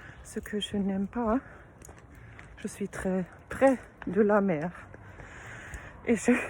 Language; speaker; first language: French; non-native, fluent; German